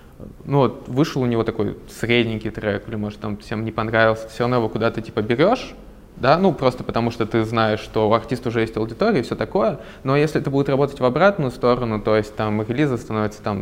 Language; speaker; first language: Russian; native; Russian